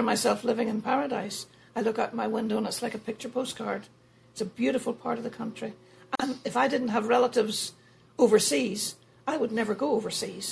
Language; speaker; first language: English; native; English